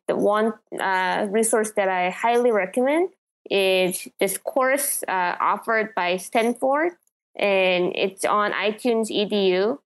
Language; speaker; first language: English; non-native, fluent; Korean